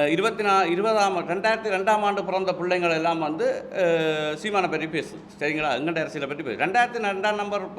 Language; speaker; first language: Tamil; native; Tamil